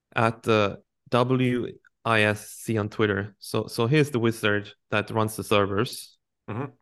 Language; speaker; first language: English; non-native, fluent; Swedish